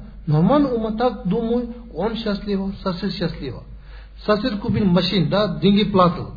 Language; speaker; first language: Russian; non-native, learner; Tibetan